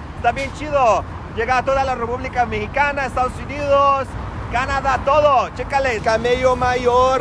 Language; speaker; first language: Spanish; non-native, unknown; Arabic